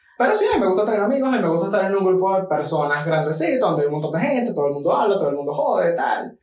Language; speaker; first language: Spanish; native; Spanish